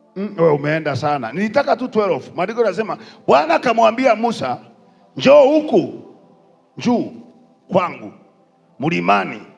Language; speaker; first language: Swahili; non-native, local second language; Kikuyu